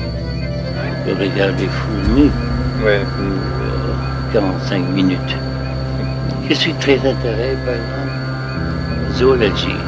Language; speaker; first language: French; non-native, learner; English